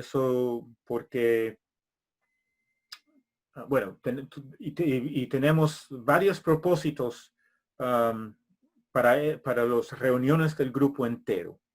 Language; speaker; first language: Spanish; non-native, fluent; English